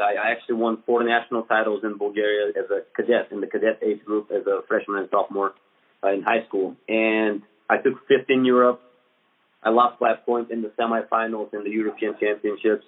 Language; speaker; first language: English; non-native, fluent; Bulgarian